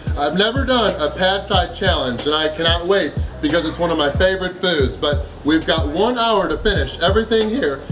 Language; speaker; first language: English; native; English